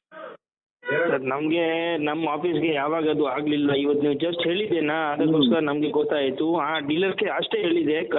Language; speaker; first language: Kannada; non-native, fluent; Hindi